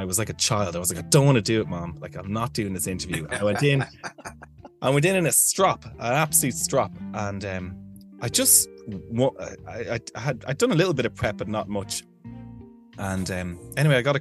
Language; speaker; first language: English; native; English